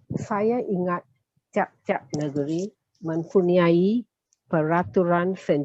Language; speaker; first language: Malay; non-native, learner; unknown